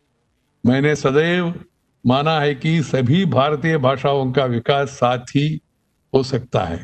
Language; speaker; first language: Hindi; non-native, local second language; Telugu